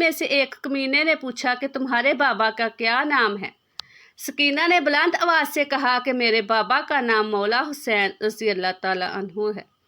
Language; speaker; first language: Urdu; native; Urdu